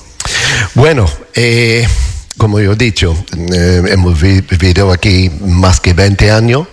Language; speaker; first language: Spanish; non-native, learner; English